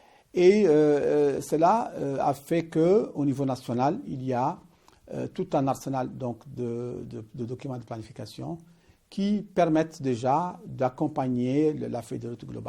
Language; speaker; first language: French; non-native, local second language; Arabic